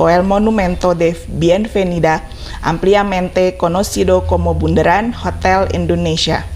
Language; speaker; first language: Spanish; non-native, fluent; Indonesian